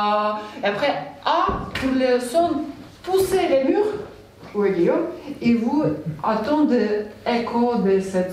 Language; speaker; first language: French; non-native, learner; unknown